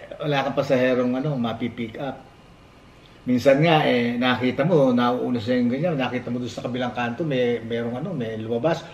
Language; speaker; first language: Filipino; native; Filipino